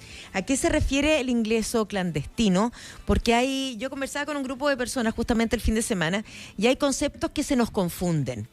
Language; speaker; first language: Spanish; native; Spanish